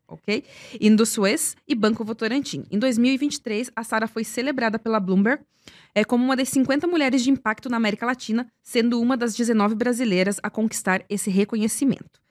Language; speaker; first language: Portuguese; native; Portuguese